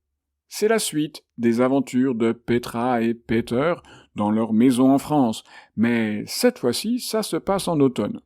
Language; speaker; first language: French; native; French